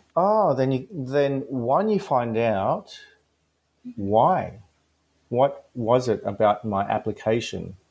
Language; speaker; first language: English; early bilingual, other home language; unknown